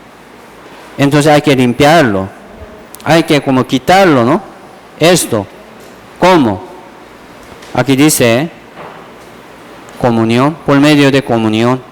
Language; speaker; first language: Spanish; non-native, fluent; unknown